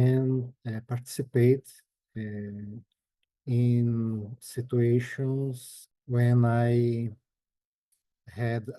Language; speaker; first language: English; non-native, learner; Portuguese